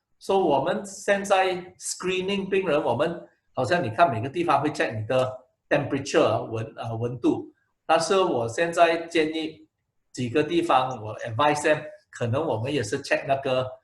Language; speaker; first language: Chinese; non-native, local second language; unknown